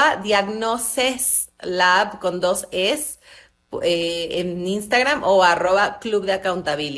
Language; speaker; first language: Spanish; native; Spanish